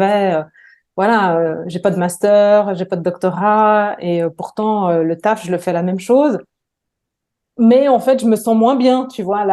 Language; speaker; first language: French; native; French